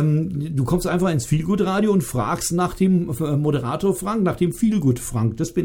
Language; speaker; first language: German; native; German